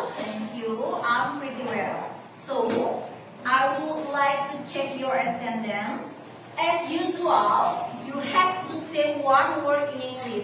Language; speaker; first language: English; non-native, learner; Indonesian